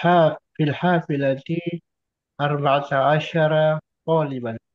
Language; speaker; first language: Arabic; non-native, learner; Indonesian